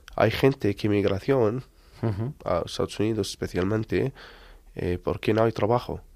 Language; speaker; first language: Spanish; non-native, learner; Arabic